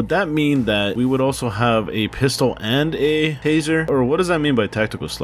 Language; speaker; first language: English; native; English